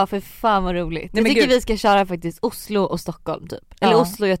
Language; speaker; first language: Swedish; native; Swedish